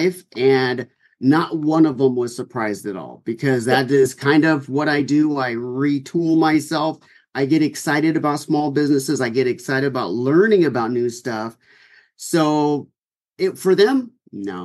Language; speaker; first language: English; native; English